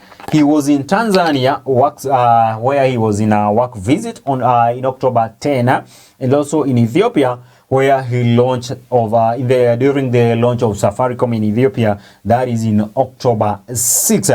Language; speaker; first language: English; non-native, local second language; Swahili